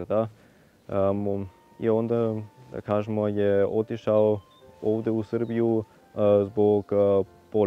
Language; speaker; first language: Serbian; non-native, fluent; German